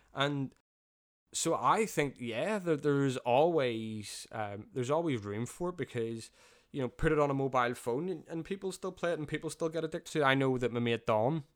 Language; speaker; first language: English; native; English